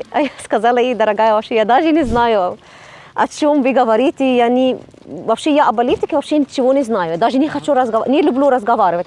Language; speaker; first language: Russian; non-native, fluent; Arabic